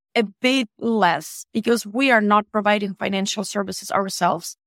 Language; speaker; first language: English; non-native, fluent; Ukrainian